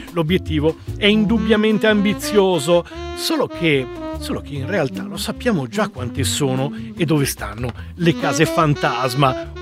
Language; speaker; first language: Italian; native; Italian